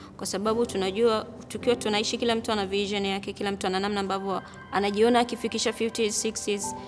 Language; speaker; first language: Swahili; native; Swahili